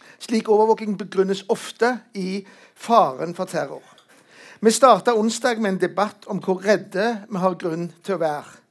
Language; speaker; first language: Norwegian; native; Norwegian